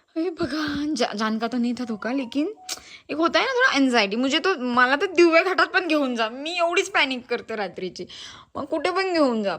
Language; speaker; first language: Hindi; non-native, local second language; Marathi